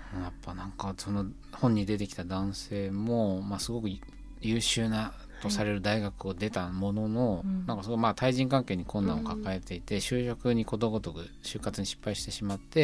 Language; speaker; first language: Japanese; native; Japanese